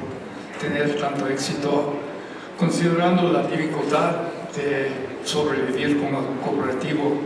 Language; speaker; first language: Spanish; non-native, fluent; English